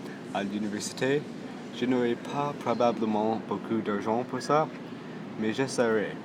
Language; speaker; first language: French; non-native, local second language; English